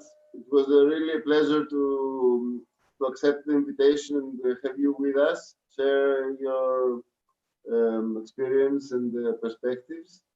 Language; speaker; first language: English; non-native, fluent; Greek